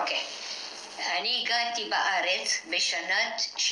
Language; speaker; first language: Hebrew; non-native, fluent; French